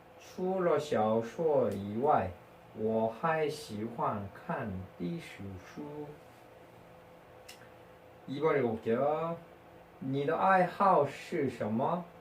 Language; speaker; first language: Chinese; non-native, fluent; Korean